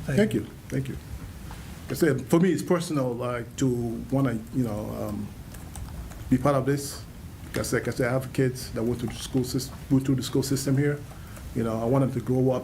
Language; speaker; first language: English; early bilingual, other home language; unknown